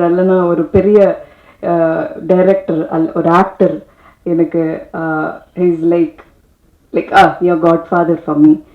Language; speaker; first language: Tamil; non-native, fluent; Malayalam